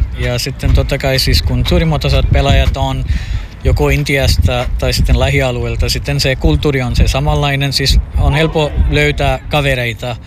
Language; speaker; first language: Finnish; non-native, fluent; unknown